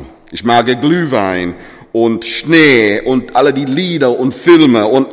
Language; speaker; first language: German; non-native, fluent; English